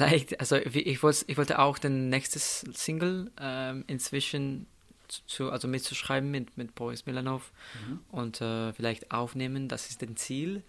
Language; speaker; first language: German; non-native, fluent; Slovenian